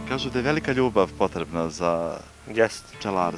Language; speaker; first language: Bosnian; native; Bosnian